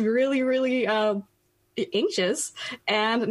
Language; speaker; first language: English; non-native, fluent; Persian